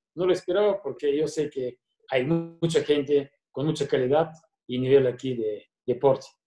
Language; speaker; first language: Spanish; non-native, fluent; Bulgarian